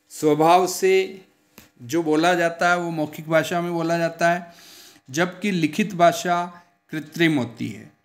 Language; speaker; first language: Hindi; native; Hindi